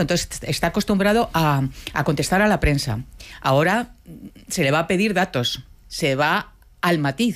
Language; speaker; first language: Spanish; native; Spanish